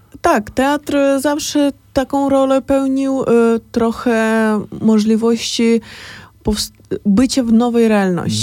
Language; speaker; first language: Polish; non-native, fluent; Ukrainian